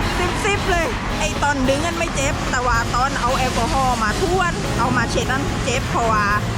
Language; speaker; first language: Thai; native; Thai